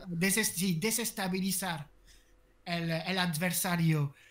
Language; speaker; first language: Spanish; non-native, learner; French